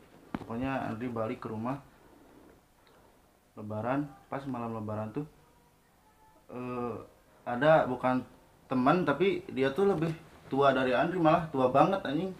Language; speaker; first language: Indonesian; non-native, local second language; Sundanese